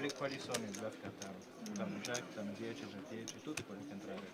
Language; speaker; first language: Italian; non-native, fluent; Albanian